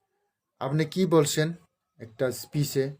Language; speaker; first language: Bangla; non-native, local second language; Kok Borok